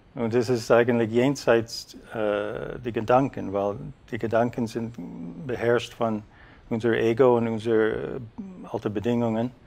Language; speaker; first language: German; non-native, fluent; English